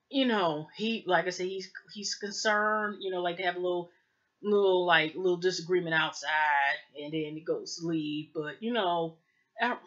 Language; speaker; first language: English; native; English